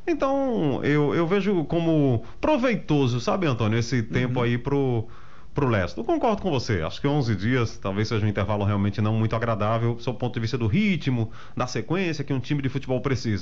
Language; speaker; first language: Portuguese; native; Portuguese